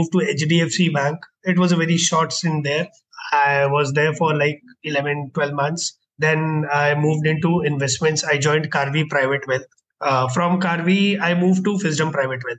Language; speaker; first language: English; non-native, local second language; Hindi